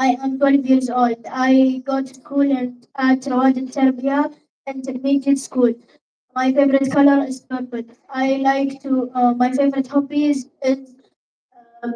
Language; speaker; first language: English; non-native, learner; Arabic